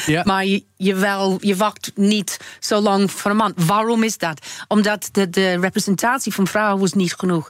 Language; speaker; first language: Dutch; non-native, learner; English